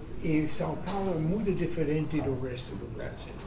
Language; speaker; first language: Portuguese; non-native, fluent; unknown